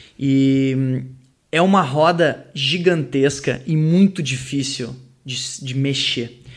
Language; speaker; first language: Portuguese; early bilingual, other home language; French